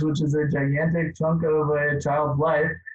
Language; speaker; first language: English; native; English